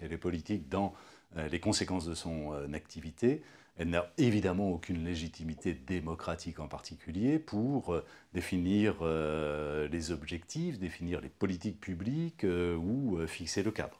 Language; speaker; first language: French; native; French